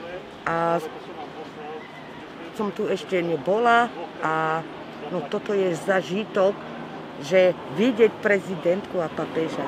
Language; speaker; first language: Slovak; non-native, local second language; Romany